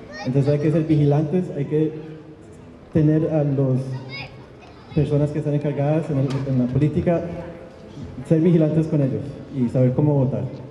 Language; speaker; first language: Spanish; early bilingual, heritage; Spanish